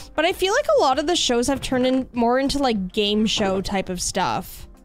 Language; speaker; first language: English; native; English